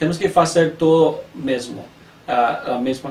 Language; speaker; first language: Portuguese; non-native, learner; English